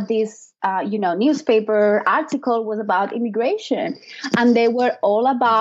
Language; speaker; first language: English; non-native, fluent; Spanish